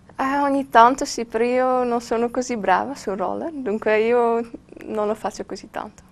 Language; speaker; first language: Italian; non-native, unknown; Dutch